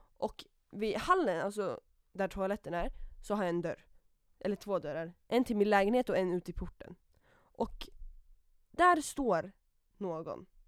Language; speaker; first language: Swedish; native; Swedish